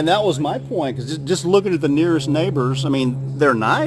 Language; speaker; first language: English; native; English